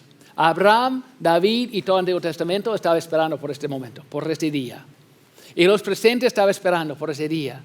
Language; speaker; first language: Spanish; non-native, fluent; English